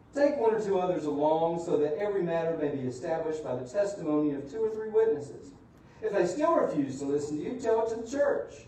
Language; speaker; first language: English; native; English